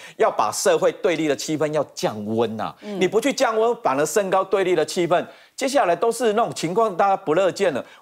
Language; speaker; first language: Chinese; native; Chinese